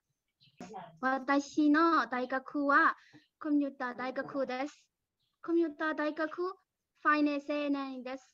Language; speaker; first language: Japanese; non-native, learner; Burmese